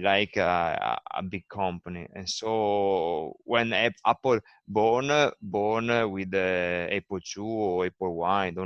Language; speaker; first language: English; non-native, learner; Italian